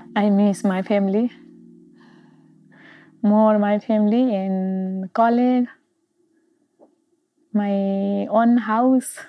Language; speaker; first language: English; non-native, learner; Nepali